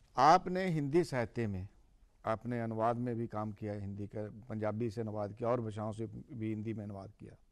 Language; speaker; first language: Hindi; non-native, local second language; Punjabi